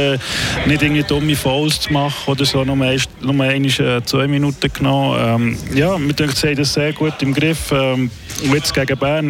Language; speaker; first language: German; native; German